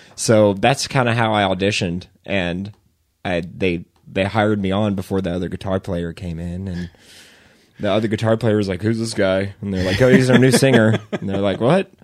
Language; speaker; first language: English; native; English